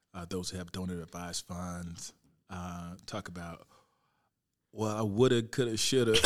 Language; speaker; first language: English; native; English